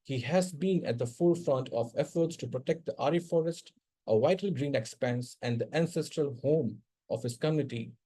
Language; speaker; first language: English; non-native, local second language; Hindi